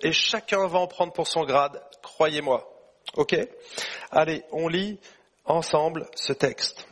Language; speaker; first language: French; native; French